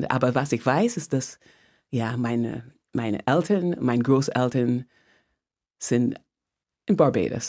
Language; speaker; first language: German; non-native, fluent; English